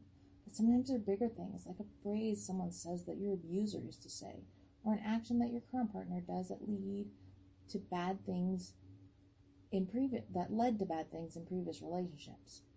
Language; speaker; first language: English; native; English